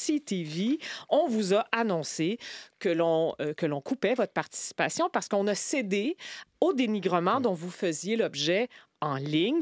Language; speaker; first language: French; native; French